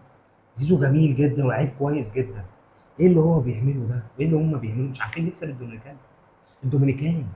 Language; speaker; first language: Arabic; native; Arabic